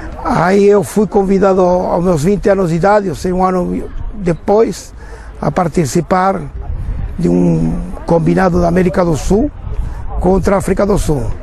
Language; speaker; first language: Portuguese; non-native, fluent; Spanish